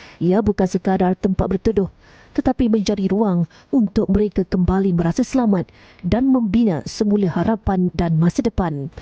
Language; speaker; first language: Malay; native; Malay